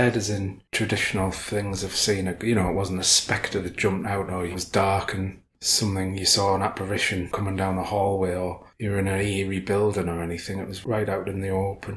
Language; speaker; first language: English; native; English